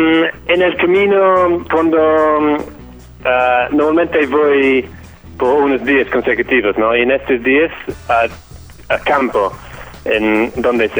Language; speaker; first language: Spanish; non-native, fluent; English